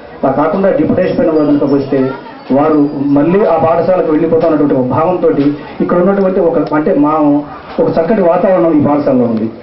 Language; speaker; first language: Telugu; native; Telugu